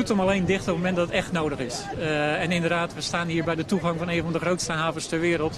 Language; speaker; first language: Dutch; native; Dutch